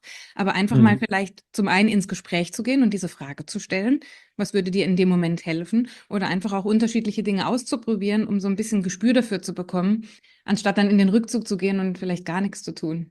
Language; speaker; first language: German; native; German